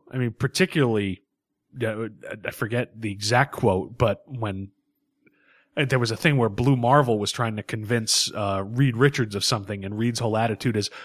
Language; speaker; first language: English; native; English